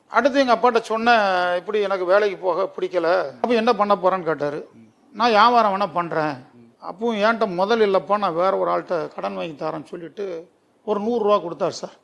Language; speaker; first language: Tamil; native; Tamil